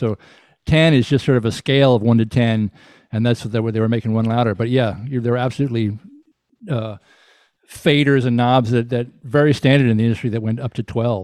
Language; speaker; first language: English; native; English